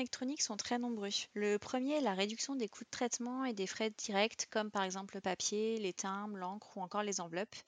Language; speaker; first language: French; native; French